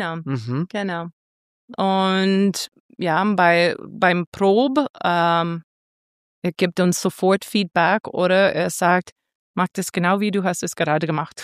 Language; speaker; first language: German; non-native, fluent; English